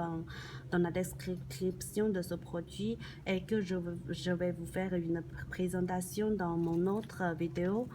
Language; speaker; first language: French; non-native, learner; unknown